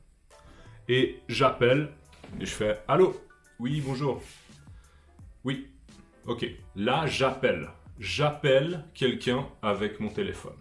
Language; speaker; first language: French; native; French